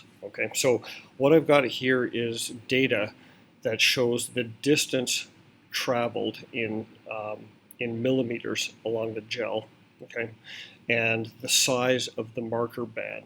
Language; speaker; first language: English; native; English